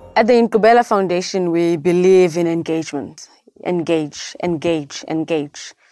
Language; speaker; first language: English; non-native, local second language; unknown